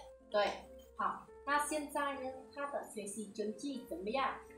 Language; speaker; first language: Chinese; non-native, fluent; Vietnamese